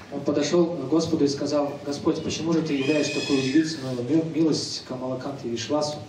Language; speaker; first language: Russian; native; Russian